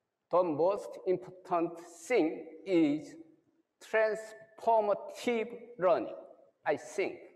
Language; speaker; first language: English; non-native, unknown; Korean